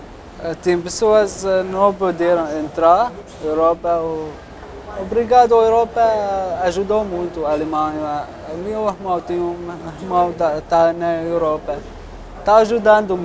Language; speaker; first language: Portuguese; non-native, local second language; Arabic